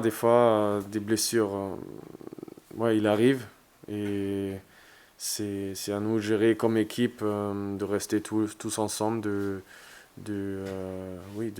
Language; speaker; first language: French; non-native, fluent; German